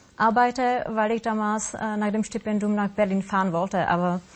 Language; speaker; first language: German; non-native, fluent; Russian